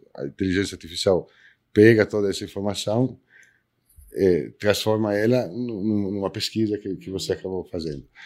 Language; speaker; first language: Portuguese; non-native, fluent; Italian